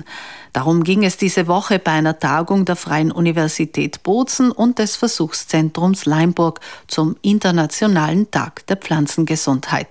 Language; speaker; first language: German; native; German